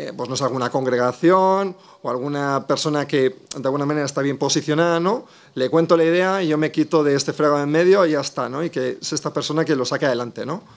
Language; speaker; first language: Spanish; native; Spanish